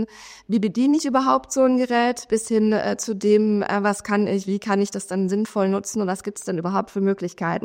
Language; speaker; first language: German; native; German